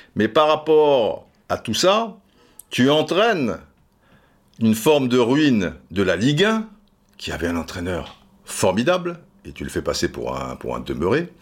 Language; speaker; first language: French; native; French